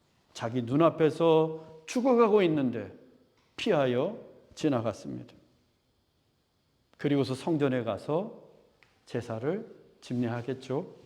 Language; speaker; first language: Korean; native; Korean